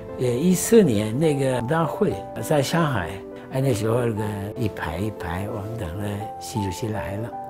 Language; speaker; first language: Chinese; non-native, fluent; Turkish